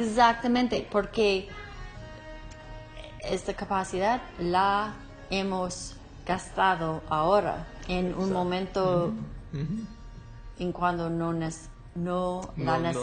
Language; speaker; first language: Spanish; non-native, learner; English